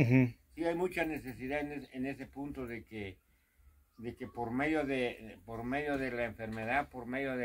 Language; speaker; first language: Spanish; native; Spanish